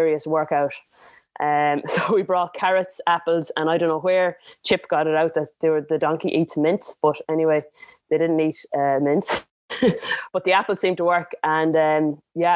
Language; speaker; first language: English; native; English